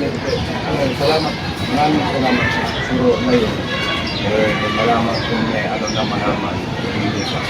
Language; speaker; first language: Filipino; non-native, learner; Japanese